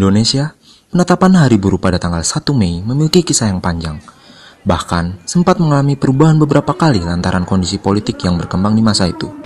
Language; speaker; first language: Indonesian; native; Indonesian